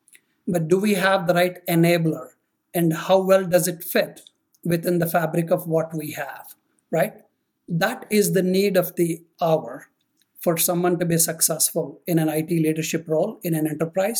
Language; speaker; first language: English; non-native, local second language; Telugu